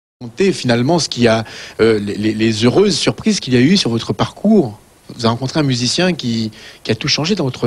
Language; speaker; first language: French; native; French